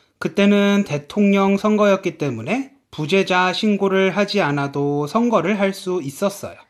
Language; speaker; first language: Korean; native; Korean